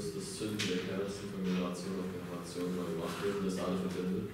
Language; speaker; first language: German; native; German